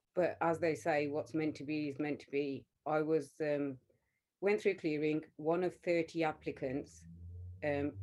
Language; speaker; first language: English; native; English